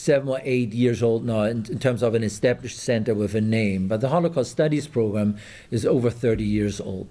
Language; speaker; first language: English; non-native, fluent; German